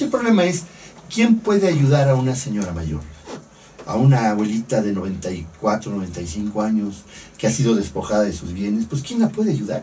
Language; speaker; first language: Spanish; native; Spanish